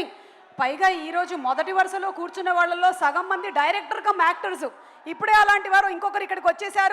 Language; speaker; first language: Telugu; native; Telugu